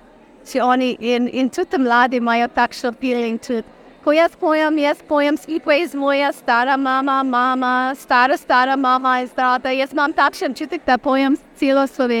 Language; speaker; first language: Slovenian; early bilingual, heritage; Slovenian